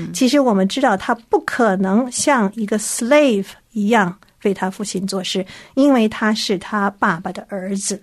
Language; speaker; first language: Chinese; native; Chinese